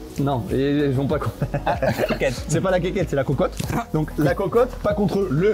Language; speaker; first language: French; native; French